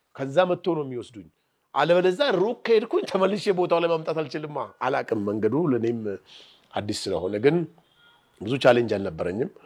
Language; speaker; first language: Amharic; non-native, local second language; Oromo